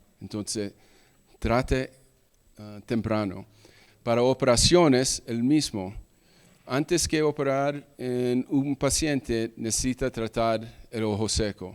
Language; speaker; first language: Spanish; early bilingual, heritage; English